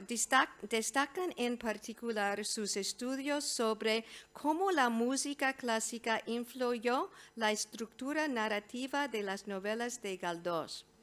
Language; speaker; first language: Spanish; non-native, fluent; English